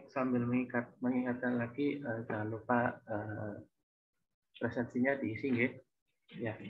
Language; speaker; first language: Indonesian; native; Indonesian